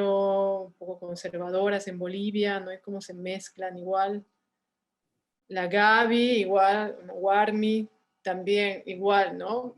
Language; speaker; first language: Spanish; native; Spanish